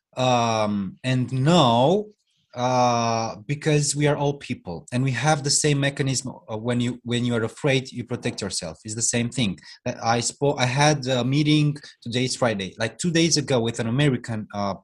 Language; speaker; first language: English; non-native, fluent; Romanian